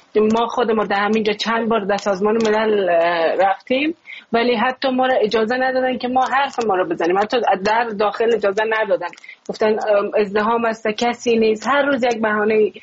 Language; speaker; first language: Persian; native; Persian